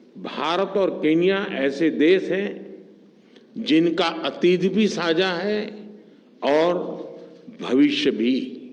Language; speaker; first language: Hindi; non-native, local second language; Gujarati